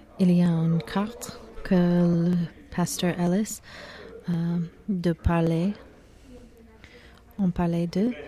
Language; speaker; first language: French; non-native, learner; English